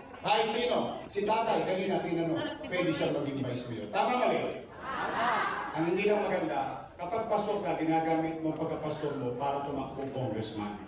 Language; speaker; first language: Filipino; native; Filipino